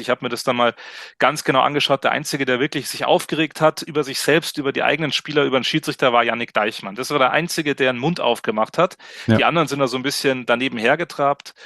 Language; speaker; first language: German; native; German